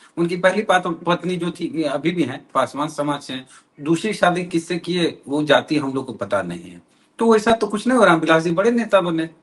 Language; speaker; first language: Hindi; native; Hindi